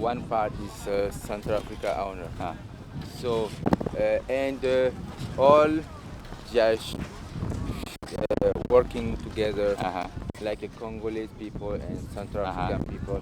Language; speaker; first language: English; non-native, fluent; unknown